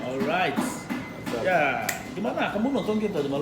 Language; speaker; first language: Indonesian; non-native, fluent; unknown